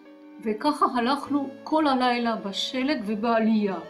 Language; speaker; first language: Hebrew; non-native, fluent; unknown